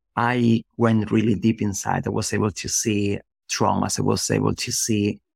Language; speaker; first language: English; non-native, fluent; Spanish